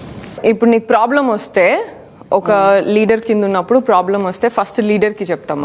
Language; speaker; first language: Telugu; native; Telugu